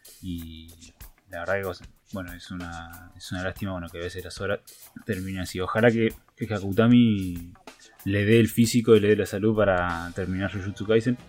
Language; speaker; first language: Spanish; native; Spanish